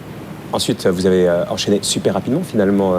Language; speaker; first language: French; native; French